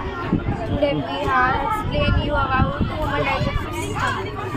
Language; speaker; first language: English; non-native, learner; Hindi